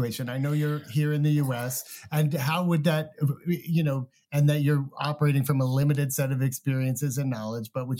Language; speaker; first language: English; native; English